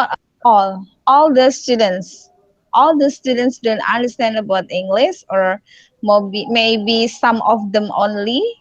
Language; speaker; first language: English; non-native, learner; Indonesian